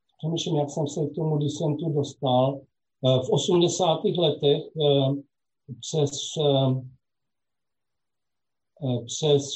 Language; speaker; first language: Czech; non-native, local second language; Slovak